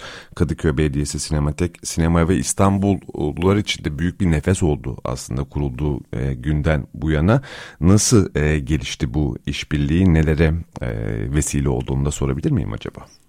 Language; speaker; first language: Turkish; native; Turkish